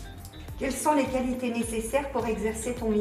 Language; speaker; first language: French; native; French